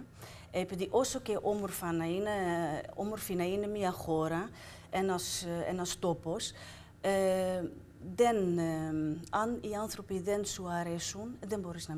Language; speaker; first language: Greek; non-native, fluent; Dutch